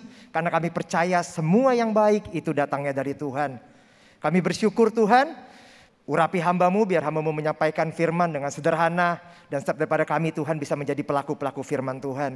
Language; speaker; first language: Indonesian; native; Indonesian